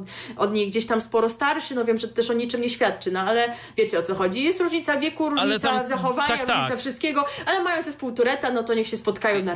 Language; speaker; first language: Polish; native; Polish